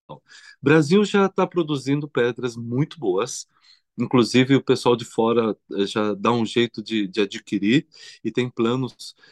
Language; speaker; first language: Portuguese; early bilingual, other home language; Korean